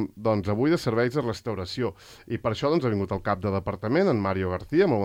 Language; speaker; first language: Catalan; native; Catalan